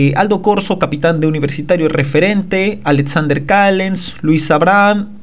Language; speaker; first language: Spanish; native; Spanish